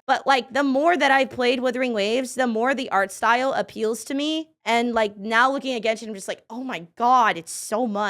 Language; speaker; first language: English; native; English